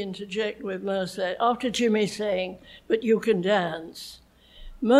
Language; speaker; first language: English; native; English